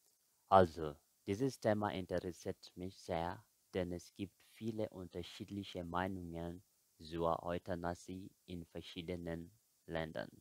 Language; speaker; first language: German; non-native, fluent; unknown